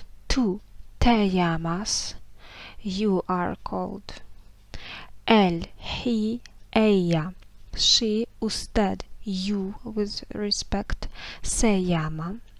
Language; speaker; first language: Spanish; non-native, fluent; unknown